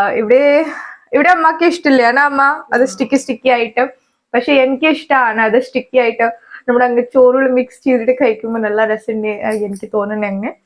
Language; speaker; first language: Malayalam; non-native, learner; Hindi